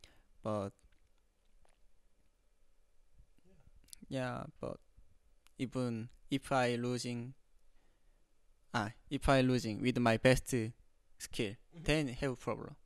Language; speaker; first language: English; non-native, learner; Korean